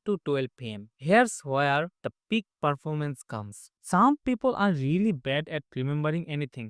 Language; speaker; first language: English; non-native, fluent; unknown